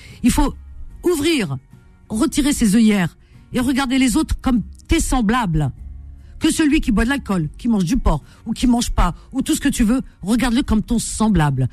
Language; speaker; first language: French; native; French